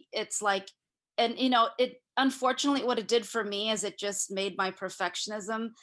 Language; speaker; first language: English; early bilingual, other home language; Hindi